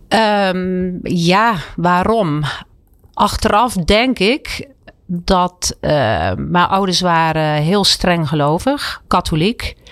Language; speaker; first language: Dutch; native; Dutch